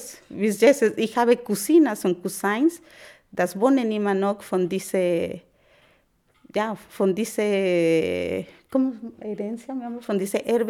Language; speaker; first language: German; non-native, fluent; Spanish